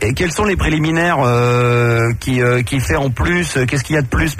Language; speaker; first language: French; native; French